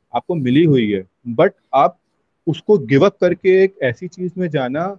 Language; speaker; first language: Hindi; native; Hindi